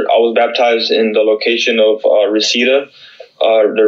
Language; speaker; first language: English; native; English